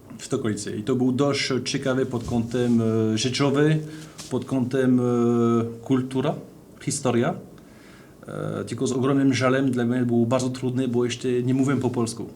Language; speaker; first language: Polish; non-native, fluent; French